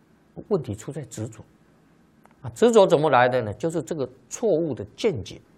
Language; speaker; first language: Chinese; native; Chinese